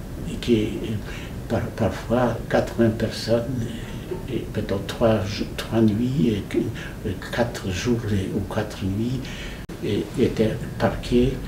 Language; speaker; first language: French; non-native, fluent; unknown